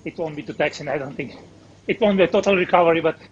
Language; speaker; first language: English; non-native, fluent; Slovenian